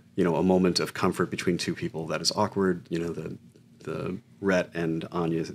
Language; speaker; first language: English; native; English